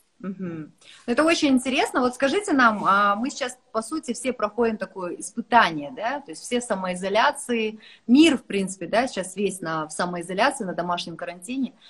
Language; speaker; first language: Russian; native; Russian